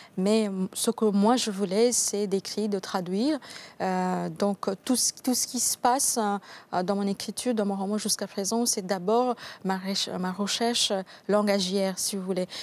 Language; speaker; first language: French; non-native, fluent; Bangla